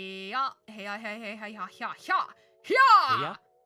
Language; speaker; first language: Japanese; non-native, learner; English